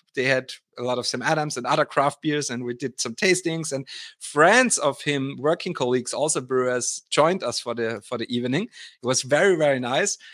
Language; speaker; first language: English; non-native, fluent; German